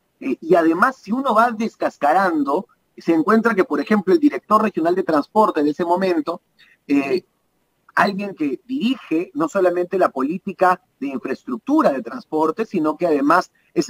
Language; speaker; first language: Spanish; native; Spanish